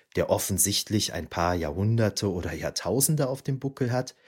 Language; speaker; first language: German; native; German